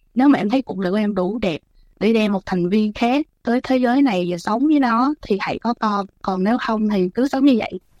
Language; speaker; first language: Vietnamese; native; Vietnamese